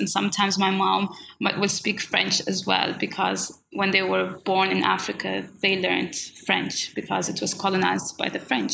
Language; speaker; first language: English; non-native, fluent; Swahili